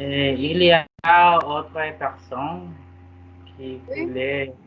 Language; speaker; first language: French; non-native, learner; Spanish